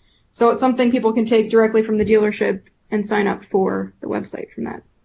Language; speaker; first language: English; native; English